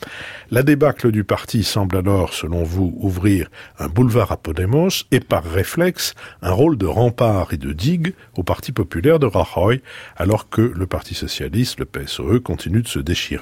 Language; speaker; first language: French; native; French